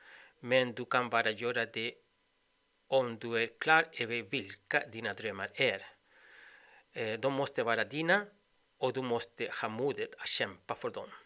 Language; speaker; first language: Swedish; non-native, fluent; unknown